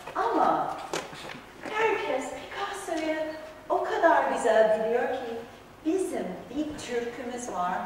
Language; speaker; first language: Turkish; non-native, fluent; English